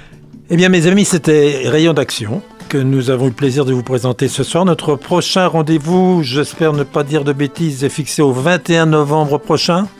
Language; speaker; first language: French; native; French